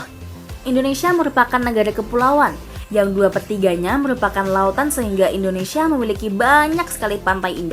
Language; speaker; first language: Indonesian; native; Indonesian